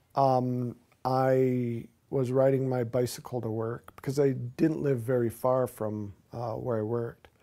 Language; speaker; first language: English; native; English